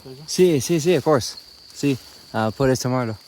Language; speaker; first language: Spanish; non-native, learner; English